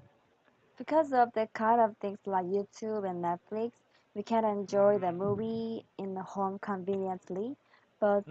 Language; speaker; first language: English; non-native, learner; Korean